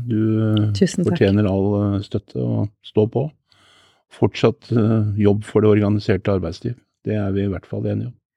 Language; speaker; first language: Norwegian; native; Norwegian